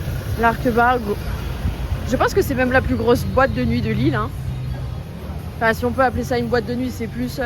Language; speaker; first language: French; native; French